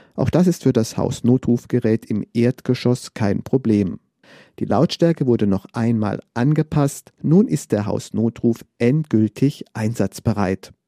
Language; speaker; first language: German; native; German